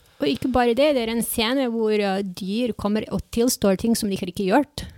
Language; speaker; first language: Norwegian; non-native, fluent; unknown